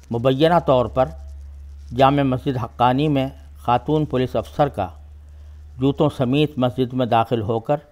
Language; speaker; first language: Urdu; native; Urdu